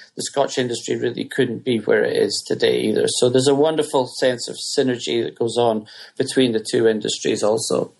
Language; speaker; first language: English; native; English